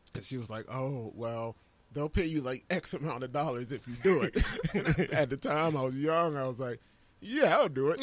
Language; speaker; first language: English; native; English